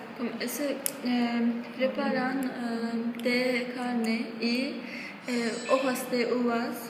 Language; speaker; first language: Spanish; non-native, learner; Azerbaijani